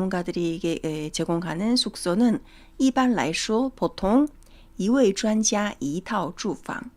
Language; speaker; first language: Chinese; native; Chinese